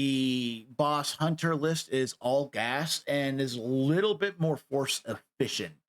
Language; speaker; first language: English; native; English